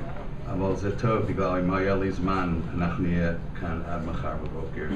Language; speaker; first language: Hebrew; non-native, fluent; English